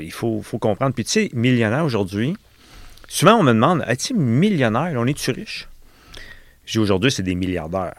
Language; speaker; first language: French; native; French